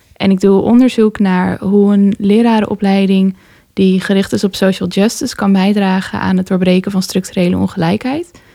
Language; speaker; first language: Dutch; native; Dutch